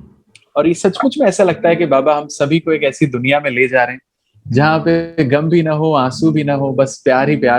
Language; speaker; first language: Hindi; native; Hindi